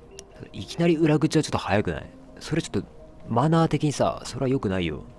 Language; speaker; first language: Japanese; native; Japanese